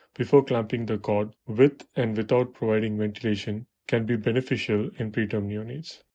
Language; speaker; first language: English; non-native, local second language; Tamil